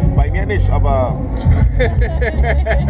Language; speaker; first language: German; non-native, fluent; English